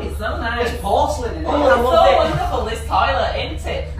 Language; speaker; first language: English; native; English